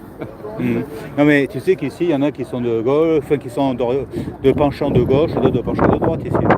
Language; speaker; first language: French; native; French